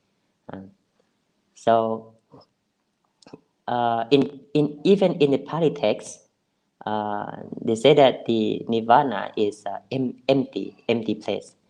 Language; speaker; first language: English; non-native, fluent; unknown